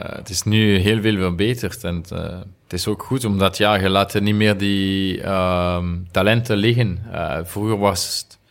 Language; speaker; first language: Dutch; non-native, local second language; French